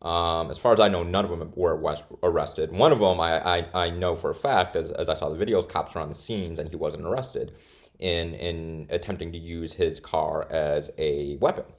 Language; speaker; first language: English; native; English